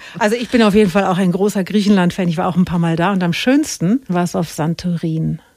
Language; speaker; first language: German; native; German